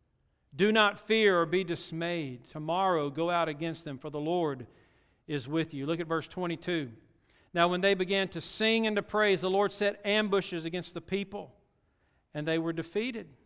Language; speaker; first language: English; native; English